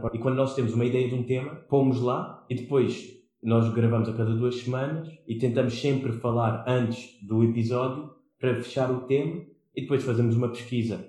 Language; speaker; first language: Portuguese; non-native, local second language; Kabuverdianu